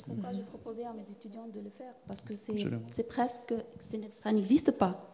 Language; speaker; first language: French; non-native, fluent; Arabic